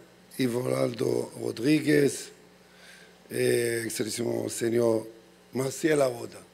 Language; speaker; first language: Portuguese; non-native, learner; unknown